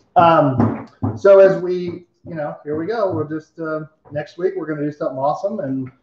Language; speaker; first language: English; native; English